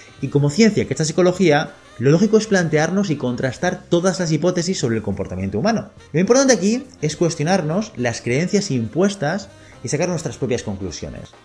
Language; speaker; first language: Spanish; native; Spanish